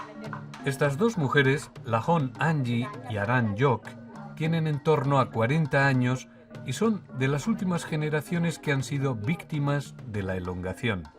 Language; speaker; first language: Spanish; native; Spanish